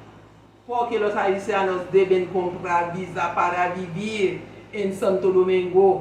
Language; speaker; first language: Spanish; non-native, learner; Haitian Creole